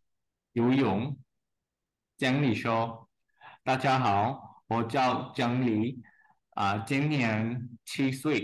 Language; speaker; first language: Chinese; non-native, learner; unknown